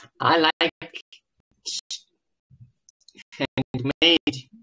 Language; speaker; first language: English; non-native, learner; Russian